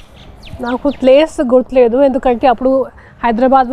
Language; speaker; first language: Telugu; non-native, fluent; Hindi